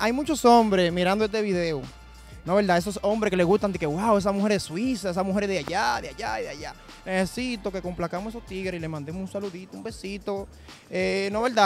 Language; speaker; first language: Spanish; native; Spanish